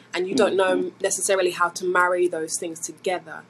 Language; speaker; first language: English; native; English